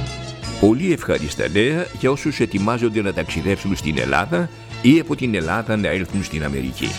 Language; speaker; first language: Greek; native; Greek